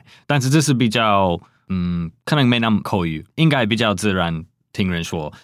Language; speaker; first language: Chinese; non-native, fluent; English